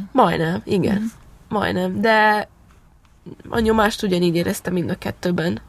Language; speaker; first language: Hungarian; early bilingual, heritage; Hungarian